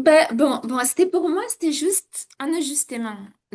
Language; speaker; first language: French; non-native, fluent; Ukrainian